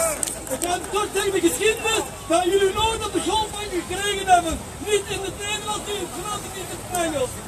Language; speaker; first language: Dutch; early bilingual, other home language; Riffian